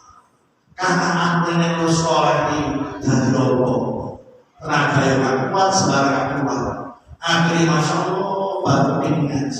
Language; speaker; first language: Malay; non-native, local second language; Javanese